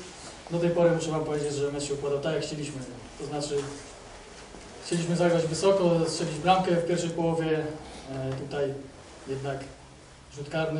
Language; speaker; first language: Polish; native; Polish